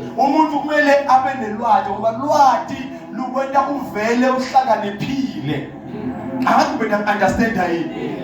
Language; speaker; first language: Zulu; non-native, local second language; Swati